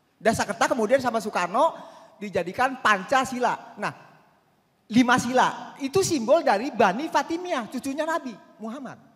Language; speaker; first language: Indonesian; non-native, local second language; Sundanese